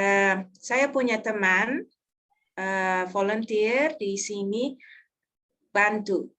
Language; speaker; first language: Indonesian; non-native, learner; Dutch